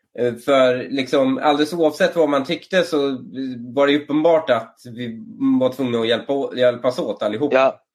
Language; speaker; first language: Swedish; early bilingual, other home language; Persian